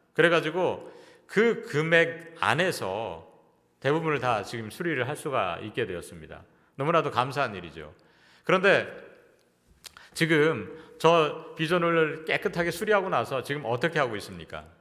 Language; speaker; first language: Korean; native; Korean